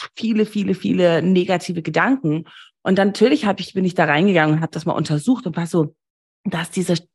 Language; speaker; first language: German; early bilingual, heritage; German